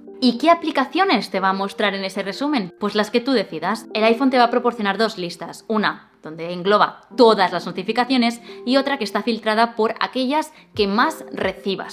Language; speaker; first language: Spanish; native; Spanish